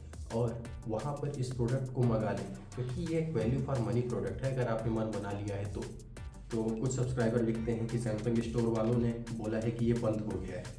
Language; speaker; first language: Hindi; native; Hindi